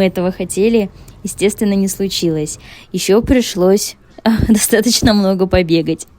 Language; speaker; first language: Russian; native; Russian